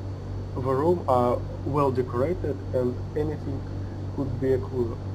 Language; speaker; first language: English; non-native, learner; Russian